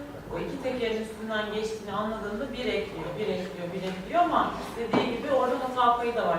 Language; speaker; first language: Turkish; native; Turkish